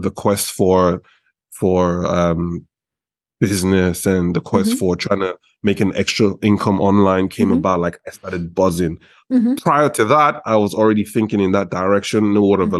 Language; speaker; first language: English; non-native, local second language; Yoruba